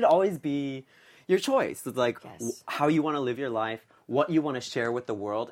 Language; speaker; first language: English; native; English